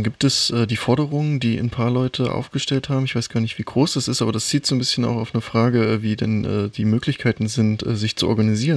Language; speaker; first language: German; native; German